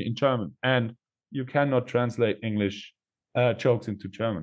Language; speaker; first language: English; non-native, fluent; German